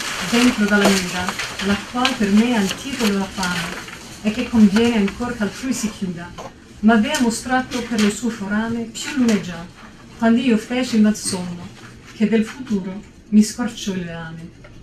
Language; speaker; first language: Italian; non-native, fluent; English